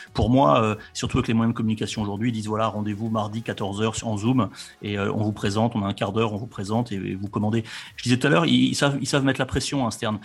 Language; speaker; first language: French; native; French